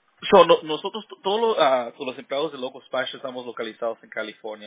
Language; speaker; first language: Spanish; early bilingual, heritage; Spanish